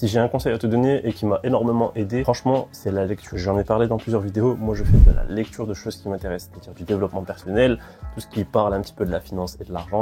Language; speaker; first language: French; native; French